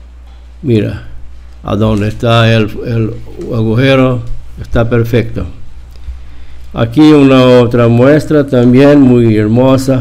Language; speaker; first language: Spanish; non-native, fluent; Portuguese